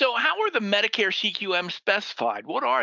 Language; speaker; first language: English; native; English